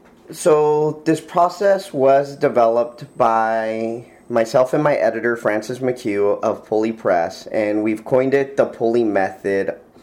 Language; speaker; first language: English; early bilingual, other home language; Spanish